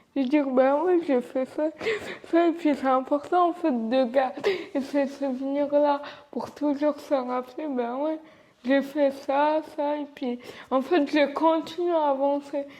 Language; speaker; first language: French; early bilingual, other home language; Arabic